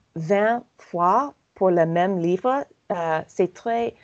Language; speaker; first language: French; non-native, fluent; English